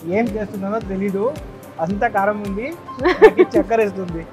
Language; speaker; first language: Telugu; non-native, learner; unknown